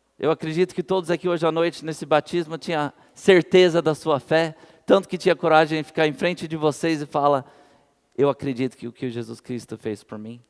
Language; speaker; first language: Portuguese; non-native, fluent; English